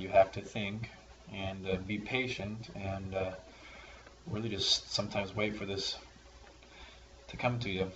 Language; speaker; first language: English; native; English